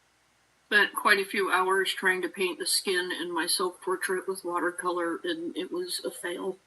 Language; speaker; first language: English; native; English